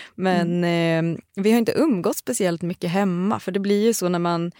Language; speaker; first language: Swedish; native; Swedish